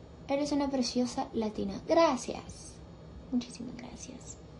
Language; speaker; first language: Spanish; early bilingual, heritage; Spanish